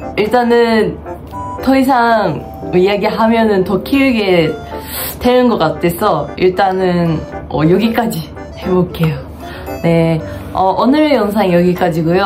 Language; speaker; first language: Korean; non-native, fluent; Japanese